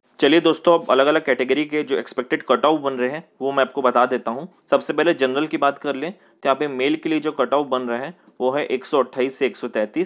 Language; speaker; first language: Hindi; native; Hindi